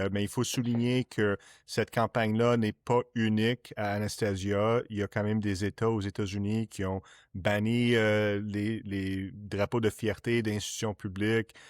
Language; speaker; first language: French; non-native, local second language; English